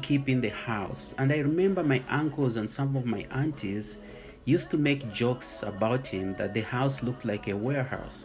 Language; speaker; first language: English; non-native, local second language; Bemba